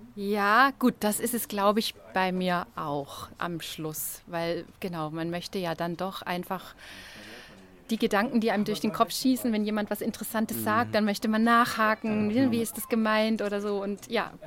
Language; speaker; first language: German; native; German